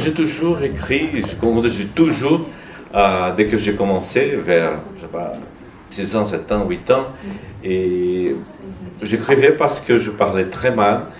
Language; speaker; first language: French; non-native, learner; Portuguese